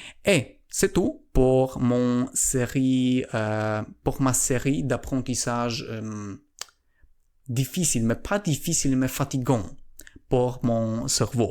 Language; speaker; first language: French; non-native, learner; Polish